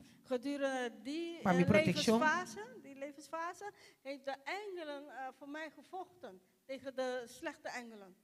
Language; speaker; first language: Dutch; non-native, local second language; Papiamento